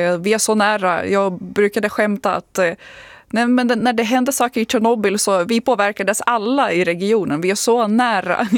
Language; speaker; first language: Swedish; non-native, fluent; Lithuanian